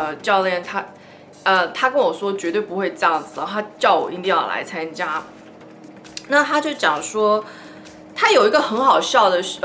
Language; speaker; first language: Chinese; early bilingual, heritage; Chinese